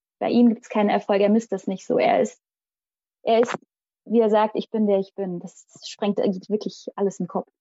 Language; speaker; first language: German; early bilingual, other home language; Malayalam